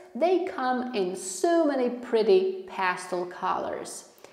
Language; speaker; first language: English; non-native, fluent; Polish